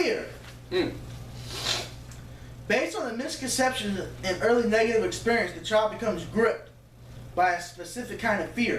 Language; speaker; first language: English; native; English